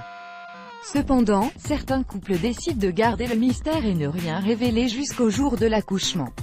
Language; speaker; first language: French; native; French